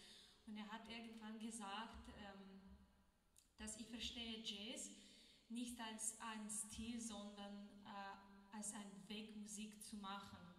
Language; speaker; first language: German; non-native, learner; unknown